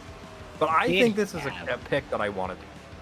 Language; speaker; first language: English; native; English